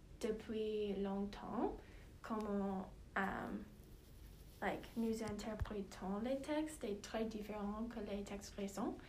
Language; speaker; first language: French; non-native, learner; English